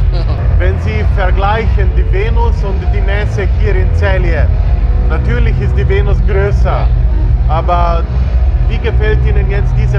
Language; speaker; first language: German; non-native, fluent; Slovenian